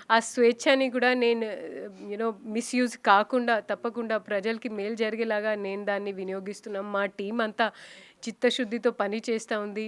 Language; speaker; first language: Telugu; non-native, fluent; Hindi